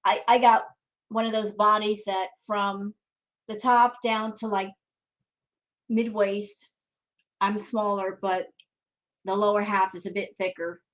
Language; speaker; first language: English; native; English